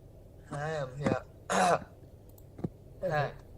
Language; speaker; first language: English; non-native, learner; Vietnamese